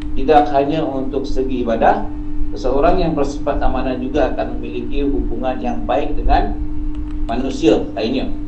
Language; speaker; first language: Malay; native; Malay